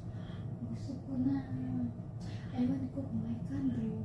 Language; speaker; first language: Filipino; non-native, learner; Indonesian